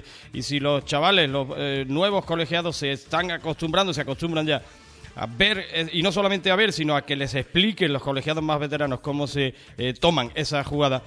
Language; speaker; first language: Spanish; native; Spanish